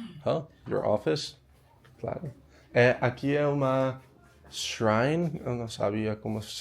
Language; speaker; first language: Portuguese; non-native, learner; English